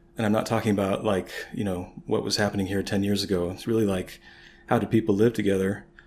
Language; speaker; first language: English; native; English